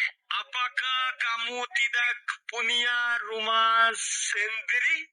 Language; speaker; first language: Indonesian; non-native, learner; Bangla